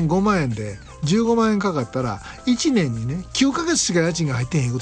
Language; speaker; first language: Japanese; native; Japanese